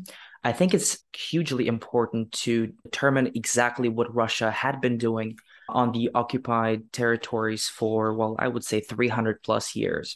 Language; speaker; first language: English; non-native, fluent; Ukrainian